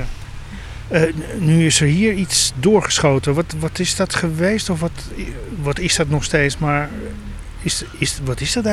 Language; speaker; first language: Dutch; native; Dutch